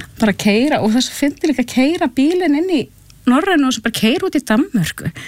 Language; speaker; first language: Icelandic; native; Icelandic